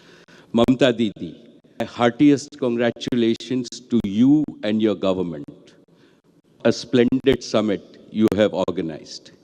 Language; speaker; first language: English; non-native, local second language; Gujarati